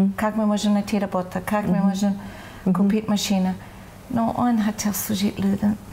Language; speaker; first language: Russian; non-native, fluent; English